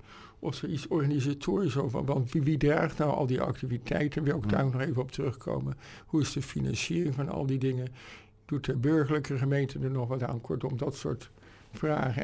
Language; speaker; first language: Dutch; native; Dutch